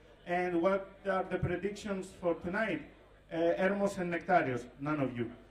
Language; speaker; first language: English; non-native, fluent; Greek